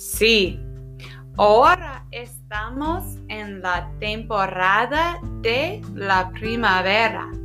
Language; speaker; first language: Spanish; non-native, fluent; English